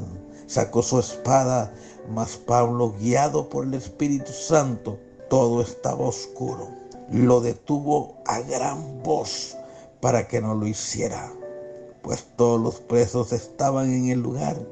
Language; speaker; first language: Spanish; native; Spanish